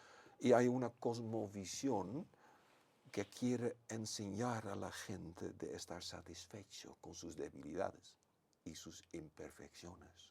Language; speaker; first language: Spanish; non-native, fluent; Dutch